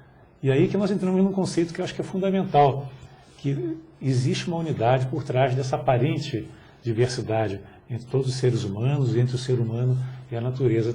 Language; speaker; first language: Portuguese; native; Portuguese